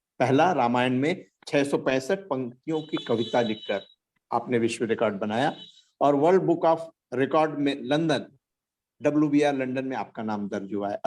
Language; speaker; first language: Hindi; native; Hindi